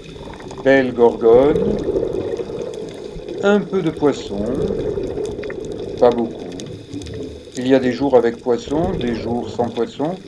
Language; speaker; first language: French; native; French